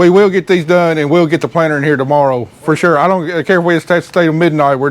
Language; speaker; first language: English; native; English